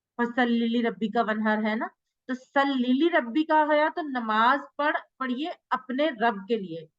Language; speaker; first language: Urdu; native; Urdu